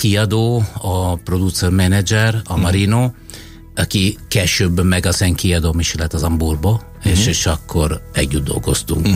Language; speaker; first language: Hungarian; non-native, fluent; Italian